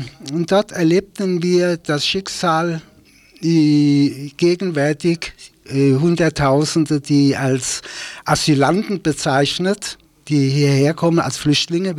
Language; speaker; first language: German; native; German